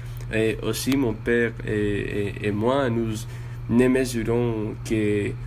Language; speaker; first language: French; non-native, learner; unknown